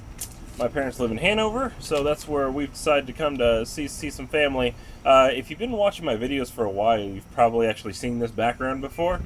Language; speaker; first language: English; native; English